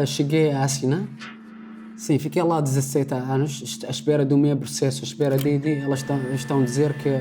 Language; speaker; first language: Portuguese; non-native, learner; Arabic